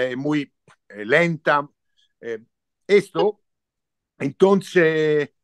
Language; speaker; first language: Spanish; non-native, learner; Italian